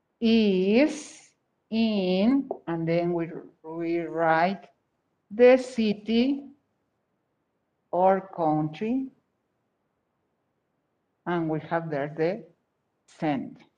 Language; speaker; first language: English; non-native, fluent; Spanish